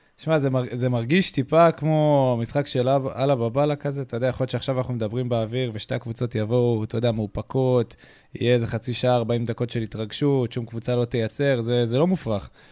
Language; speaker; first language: Hebrew; native; Hebrew